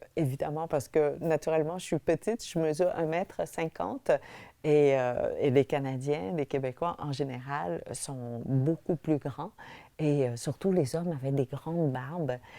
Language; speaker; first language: French; early bilingual, other home language; Vietnamese